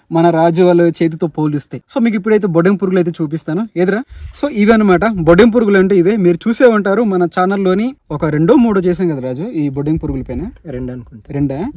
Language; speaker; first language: Telugu; native; Telugu